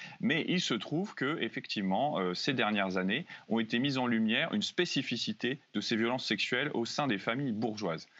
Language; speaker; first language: French; native; French